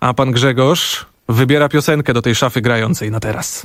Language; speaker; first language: Polish; native; Polish